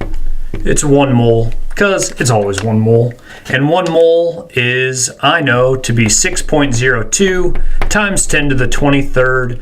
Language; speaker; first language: English; native; English